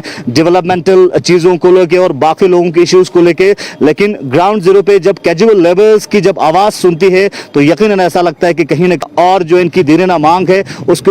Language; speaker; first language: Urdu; non-native, local second language; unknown